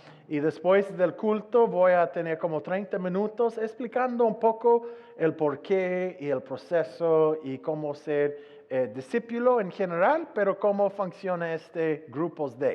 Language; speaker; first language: Spanish; non-native, fluent; English